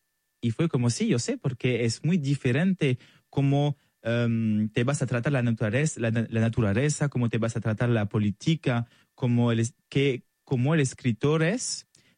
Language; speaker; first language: Spanish; non-native, fluent; French